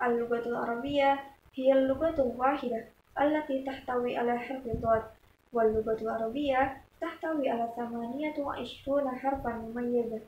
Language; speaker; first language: Arabic; non-native, learner; Indonesian